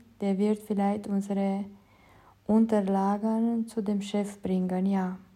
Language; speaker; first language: German; non-native, fluent; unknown